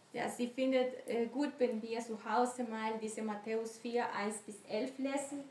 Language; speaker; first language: German; non-native, learner; Spanish